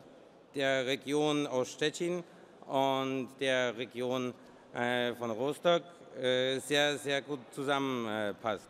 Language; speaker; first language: German; non-native, fluent; Polish